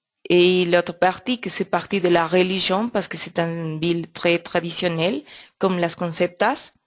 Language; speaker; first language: French; non-native, learner; Spanish